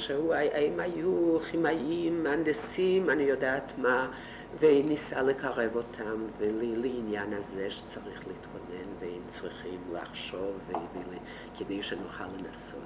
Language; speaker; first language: Hebrew; non-native, fluent; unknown